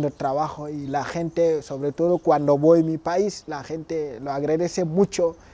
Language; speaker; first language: Spanish; non-native, fluent; Wolof